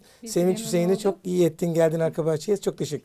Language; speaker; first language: Turkish; native; Turkish